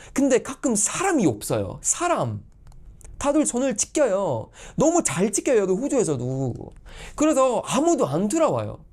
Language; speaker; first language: Korean; non-native, fluent; Swedish